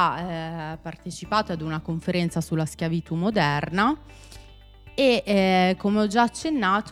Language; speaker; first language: Italian; native; Italian